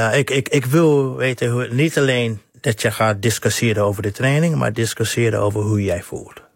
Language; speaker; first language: Dutch; non-native, fluent; English